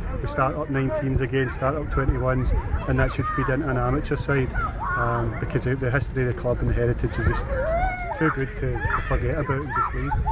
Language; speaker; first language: English; native; English